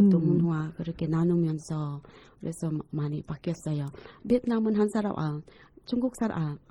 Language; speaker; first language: Korean; non-native, fluent; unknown